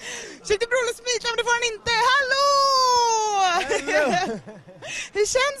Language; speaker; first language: Swedish; native; Swedish